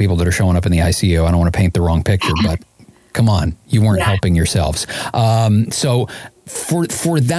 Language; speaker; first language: English; native; English